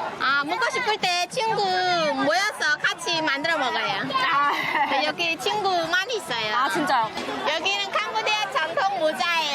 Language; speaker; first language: Korean; non-native, fluent; Khmer